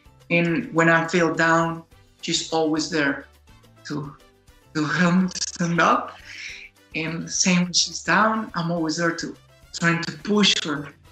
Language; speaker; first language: English; non-native, fluent; Spanish